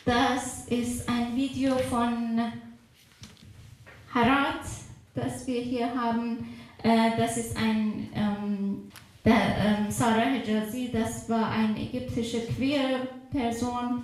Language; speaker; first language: German; non-native, fluent; Persian